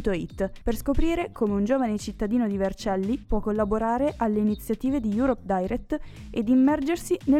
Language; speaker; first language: Italian; native; Italian